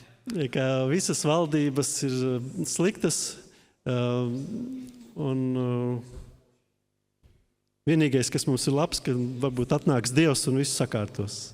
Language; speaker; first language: Latvian; native; Latvian